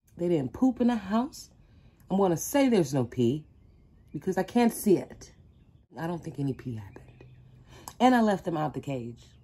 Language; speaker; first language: English; native; English